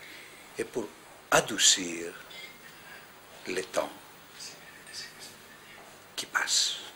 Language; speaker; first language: French; non-native, fluent; Greek